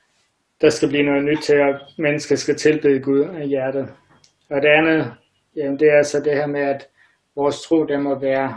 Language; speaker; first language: Danish; native; Danish